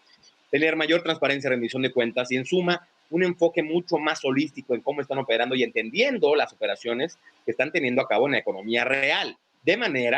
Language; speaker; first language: Spanish; native; Spanish